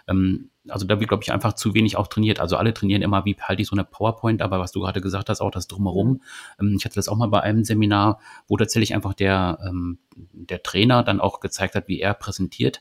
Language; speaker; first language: German; native; German